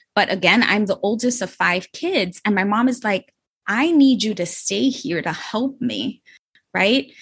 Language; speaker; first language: English; native; English